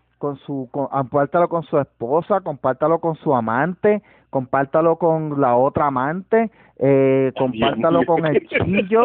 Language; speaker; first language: Spanish; native; Spanish